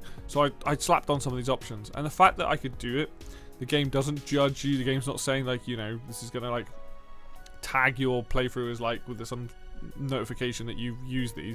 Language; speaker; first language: English; native; English